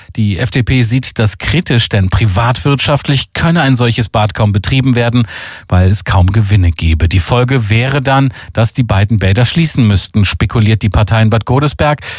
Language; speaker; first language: German; native; German